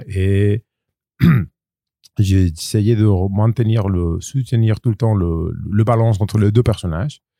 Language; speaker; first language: French; non-native, learner; Spanish